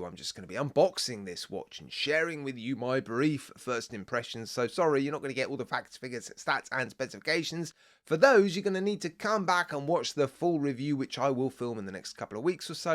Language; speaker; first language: English; native; English